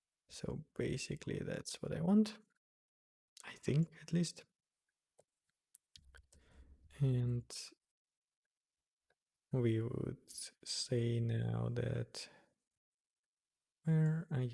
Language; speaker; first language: English; non-native, fluent; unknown